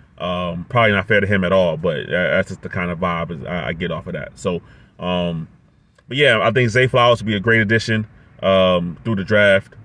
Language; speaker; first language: English; native; English